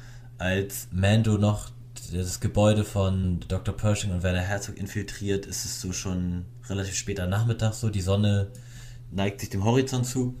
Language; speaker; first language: German; native; German